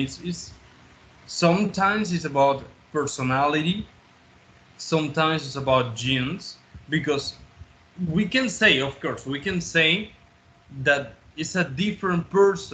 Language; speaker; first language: English; non-native, fluent; Spanish